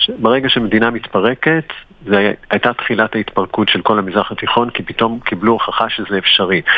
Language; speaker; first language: Hebrew; native; Hebrew